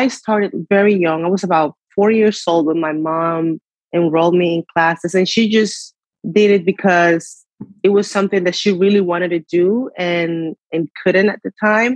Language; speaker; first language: English; non-native, fluent; Spanish